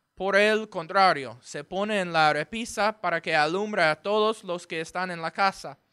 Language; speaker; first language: Spanish; non-native, fluent; English